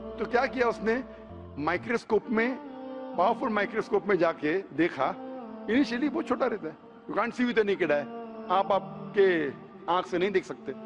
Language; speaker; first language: Hindi; non-native, local second language; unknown